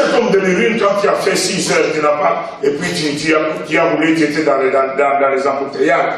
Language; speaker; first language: French; non-native, local second language; Lingala